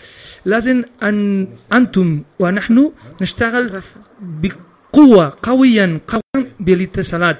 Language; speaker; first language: Arabic; non-native, learner; Spanish